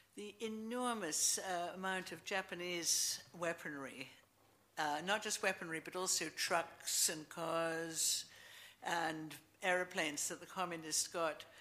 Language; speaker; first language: English; native; English